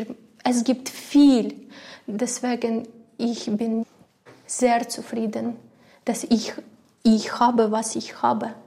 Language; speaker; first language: German; non-native, learner; Ukrainian